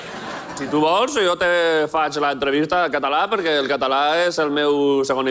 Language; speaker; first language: Catalan; non-native, local second language; Spanish